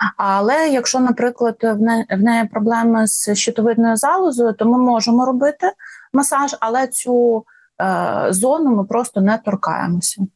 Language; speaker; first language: Ukrainian; non-native, local second language; Russian